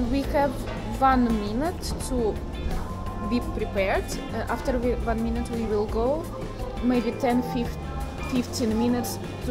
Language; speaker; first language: English; non-native, learner; Russian